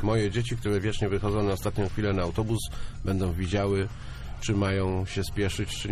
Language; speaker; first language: Polish; native; Polish